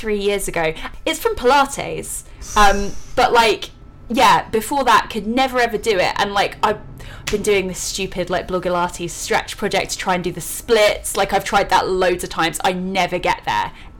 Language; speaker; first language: English; native; English